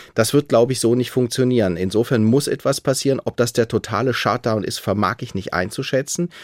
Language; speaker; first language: German; native; German